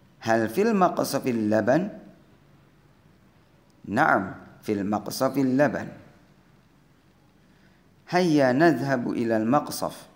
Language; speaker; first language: Arabic; non-native, fluent; Indonesian